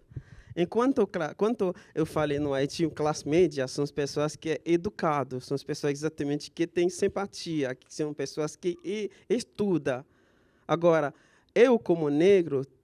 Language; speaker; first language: Portuguese; non-native, fluent; Haitian Creole